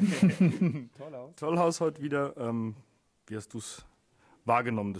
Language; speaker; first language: German; native; German